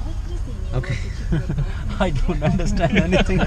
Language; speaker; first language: English; non-native, local second language; Hindi